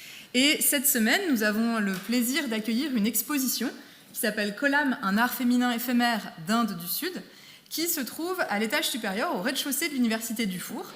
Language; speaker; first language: French; native; French